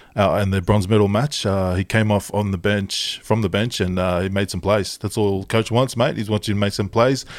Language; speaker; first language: English; early bilingual, other home language; Tongan